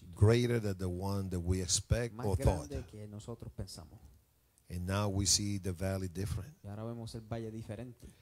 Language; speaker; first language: English; non-native, fluent; Spanish